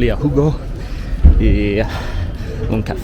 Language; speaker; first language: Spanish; non-native, learner; English